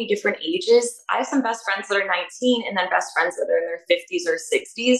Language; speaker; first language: English; native; English